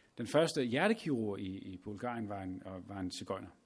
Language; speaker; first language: Danish; native; Danish